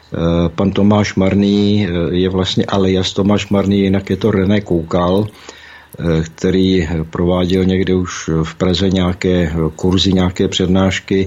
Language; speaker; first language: Czech; native; Czech